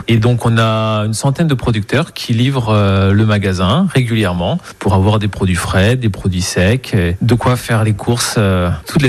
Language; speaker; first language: French; native; French